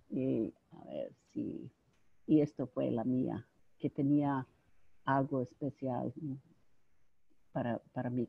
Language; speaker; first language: Spanish; non-native, fluent; English